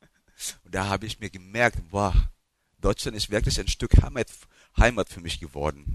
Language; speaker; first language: German; non-native, fluent; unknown